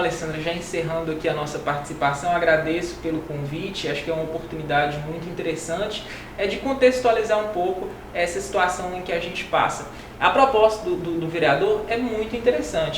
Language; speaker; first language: Portuguese; native; Portuguese